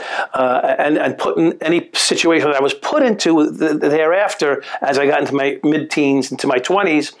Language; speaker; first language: English; native; English